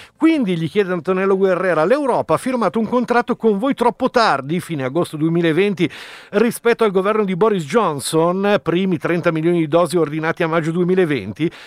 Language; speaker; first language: Italian; native; Italian